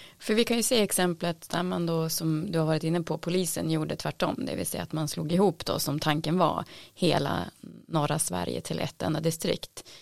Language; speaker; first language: Swedish; native; Swedish